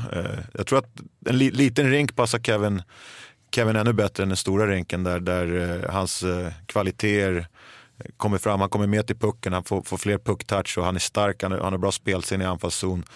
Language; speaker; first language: Swedish; native; Swedish